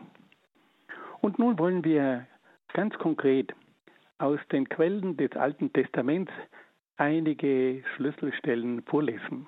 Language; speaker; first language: German; native; German